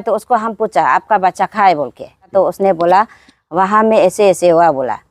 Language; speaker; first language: Hindi; non-native, local second language; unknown